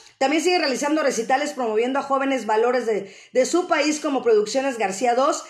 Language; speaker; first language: Spanish; native; Spanish